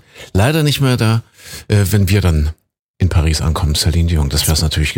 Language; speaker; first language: German; native; German